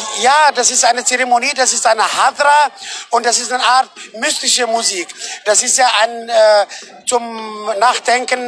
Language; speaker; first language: German; non-native, fluent; Arabic